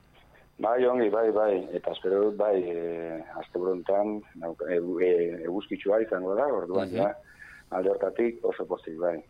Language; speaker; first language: Basque; non-native, local second language; Spanish